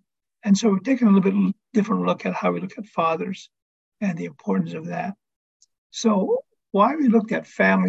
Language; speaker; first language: English; native; English